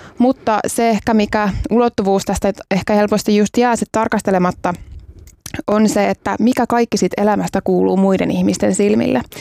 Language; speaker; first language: Finnish; native; Finnish